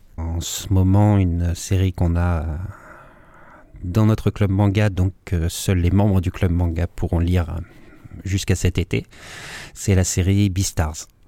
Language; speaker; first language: French; native; French